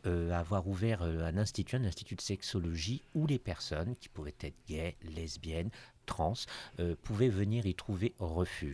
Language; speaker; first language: French; native; French